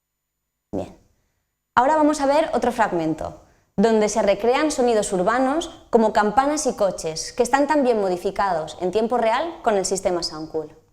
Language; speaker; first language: Spanish; native; Spanish